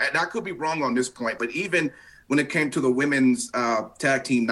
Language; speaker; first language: English; native; English